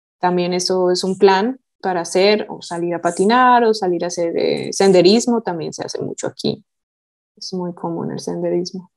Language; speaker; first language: Spanish; native; Spanish